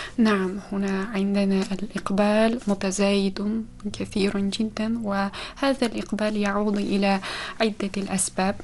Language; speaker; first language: Arabic; non-native, fluent; Uzbek